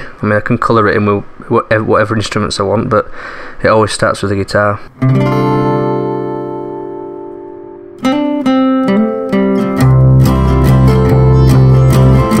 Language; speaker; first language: English; native; English